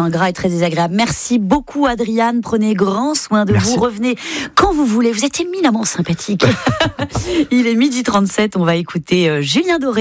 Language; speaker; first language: French; native; French